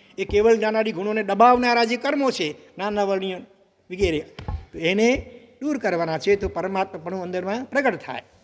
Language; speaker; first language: Gujarati; native; Gujarati